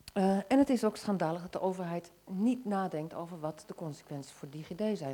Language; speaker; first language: Dutch; native; Dutch